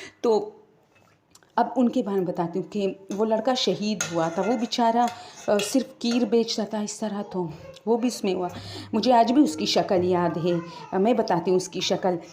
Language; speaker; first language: Urdu; non-native, local second language; Pashto